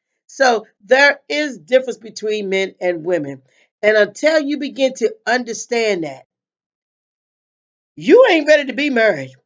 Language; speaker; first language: English; native; English